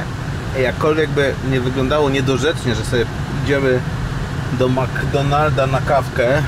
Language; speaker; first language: Polish; native; Polish